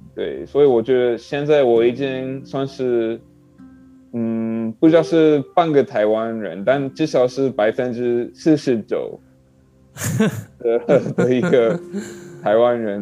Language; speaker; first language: Chinese; non-native, learner; English